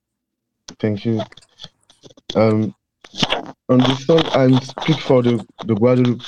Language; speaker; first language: English; non-native, learner; French